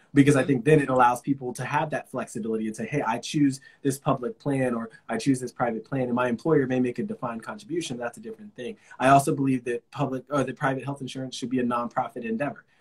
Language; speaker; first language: English; native; English